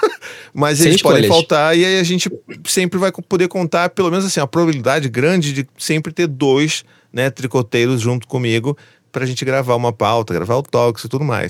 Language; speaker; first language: Portuguese; native; Portuguese